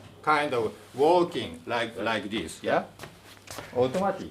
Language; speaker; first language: English; non-native, fluent; Japanese